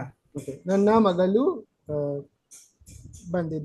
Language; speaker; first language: Kannada; non-native, learner; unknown